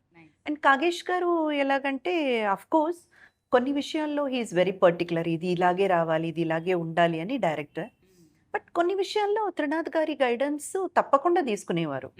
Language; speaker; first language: Telugu; native; Telugu